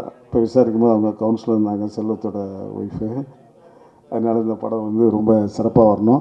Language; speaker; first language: Tamil; native; Tamil